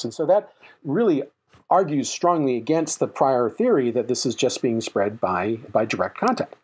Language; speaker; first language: English; native; English